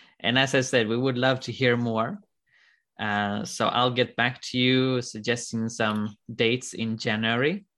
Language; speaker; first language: English; non-native, fluent; Swedish